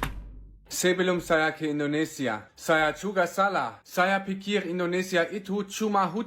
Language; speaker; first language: Indonesian; non-native, fluent; German